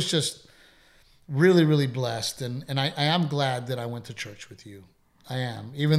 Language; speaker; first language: English; native; English